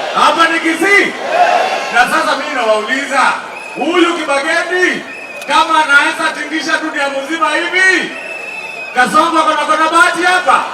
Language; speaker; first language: Swahili; non-native, local second language; Kamba